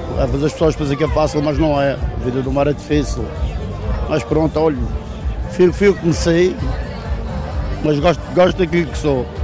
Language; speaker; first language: Portuguese; native; Portuguese